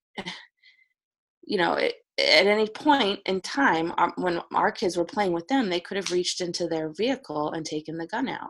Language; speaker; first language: English; native; English